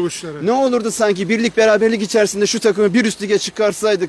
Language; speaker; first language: Turkish; native; Turkish